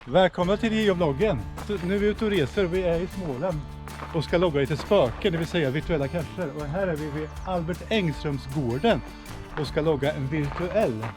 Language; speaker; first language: Swedish; native; Swedish